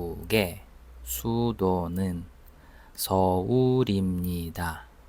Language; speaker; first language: Korean; non-native, fluent; Russian